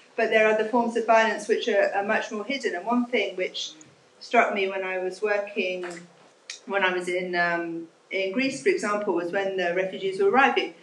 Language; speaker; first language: English; native; English